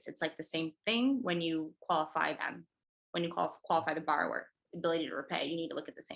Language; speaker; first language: English; native; English